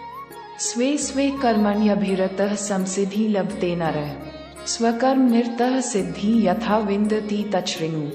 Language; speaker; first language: Hindi; native; Hindi